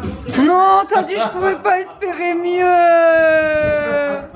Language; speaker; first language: French; native; French